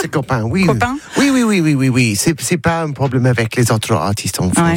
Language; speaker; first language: French; non-native, learner; English